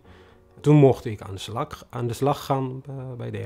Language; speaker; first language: Dutch; non-native, fluent; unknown